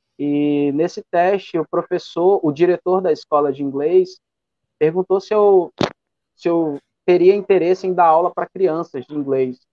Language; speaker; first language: Portuguese; native; Portuguese